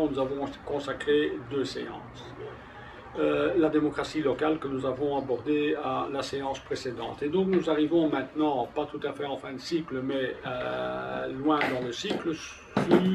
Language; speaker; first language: French; native; French